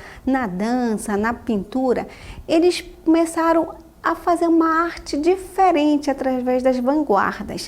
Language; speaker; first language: Portuguese; native; Portuguese